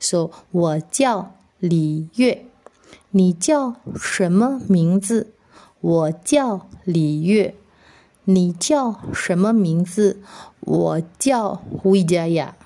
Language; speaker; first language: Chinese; non-native, fluent; Indonesian